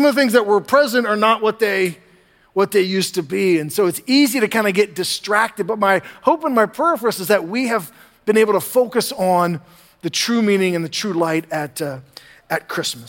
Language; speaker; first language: English; native; English